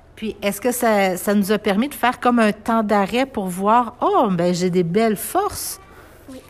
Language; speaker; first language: French; native; French